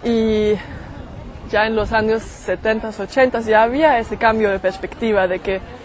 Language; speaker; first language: Spanish; non-native, fluent; German